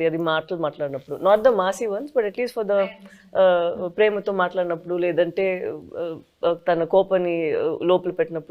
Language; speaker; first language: Telugu; non-native, fluent; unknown